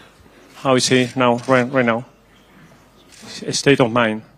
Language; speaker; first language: English; non-native, learner; Spanish